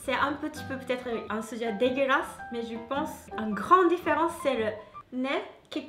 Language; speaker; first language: French; non-native, learner; Japanese